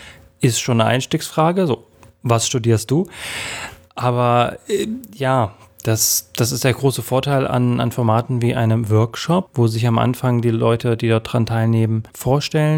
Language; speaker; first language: German; native; German